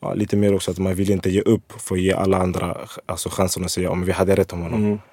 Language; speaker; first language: Swedish; early bilingual, other home language; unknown